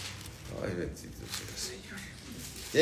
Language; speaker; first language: Spanish; native; Spanish